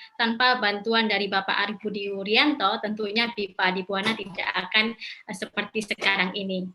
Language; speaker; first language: Indonesian; native; Indonesian